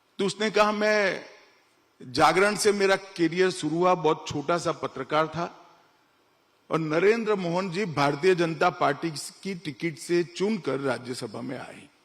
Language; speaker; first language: Hindi; non-native, local second language; Gujarati